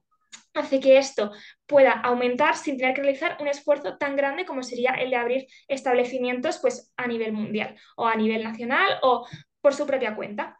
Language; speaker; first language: Spanish; native; Spanish